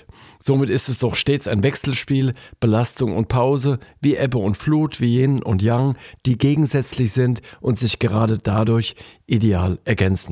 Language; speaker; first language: German; native; German